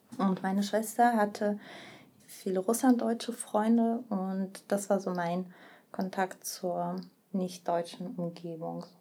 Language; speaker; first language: German; early bilingual, other home language; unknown